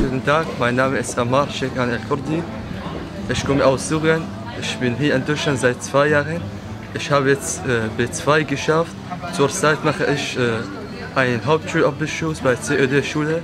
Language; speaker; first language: German; non-native, fluent; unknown